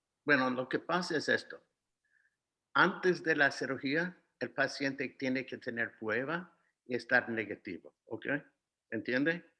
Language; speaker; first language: Spanish; non-native, fluent; English